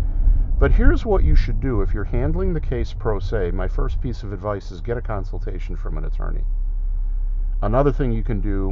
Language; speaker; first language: English; native; English